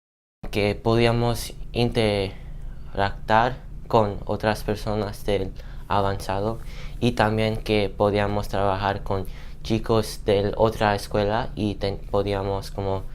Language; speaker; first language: Spanish; non-native, learner; English